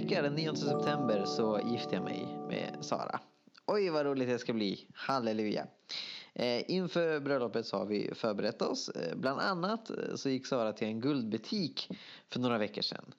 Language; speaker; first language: Swedish; native; Swedish